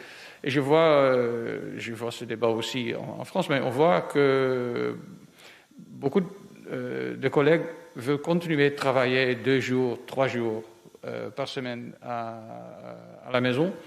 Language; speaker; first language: French; non-native, fluent; Dutch